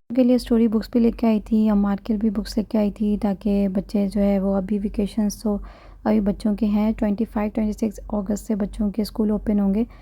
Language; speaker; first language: Urdu; native; Urdu